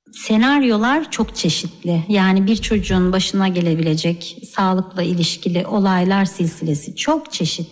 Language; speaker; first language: Turkish; native; Turkish